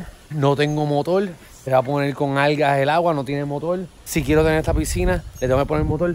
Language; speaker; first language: Spanish; native; Spanish